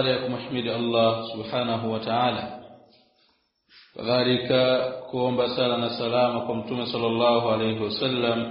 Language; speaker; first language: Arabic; non-native, fluent; Swahili